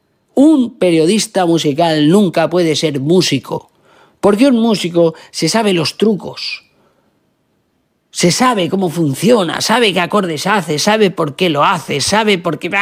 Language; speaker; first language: Spanish; native; Spanish